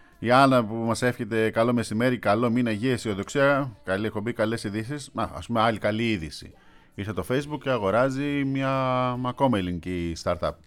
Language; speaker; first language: Greek; native; Greek